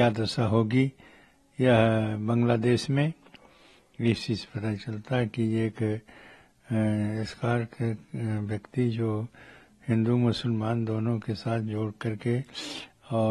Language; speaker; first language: Hindi; native; Hindi